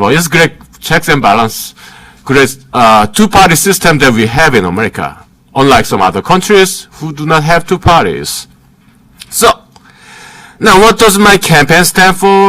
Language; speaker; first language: English; early bilingual, other home language; Korean